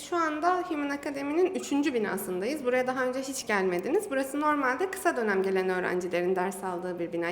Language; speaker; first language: Turkish; native; Turkish